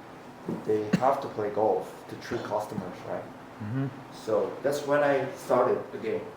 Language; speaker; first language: English; non-native, fluent; Korean